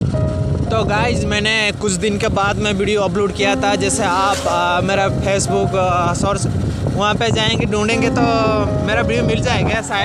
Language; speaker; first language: Hindi; non-native, local second language; Odia